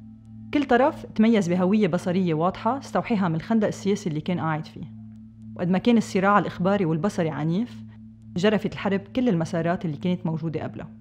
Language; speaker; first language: Arabic; native; Arabic